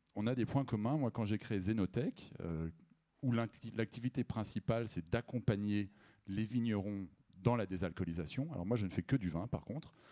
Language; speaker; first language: French; native; French